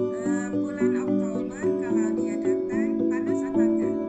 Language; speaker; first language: Indonesian; early bilingual, heritage; Dutch